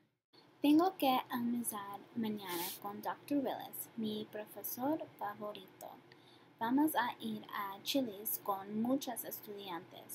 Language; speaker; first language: Spanish; non-native, learner; English